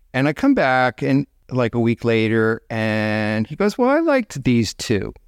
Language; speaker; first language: English; native; English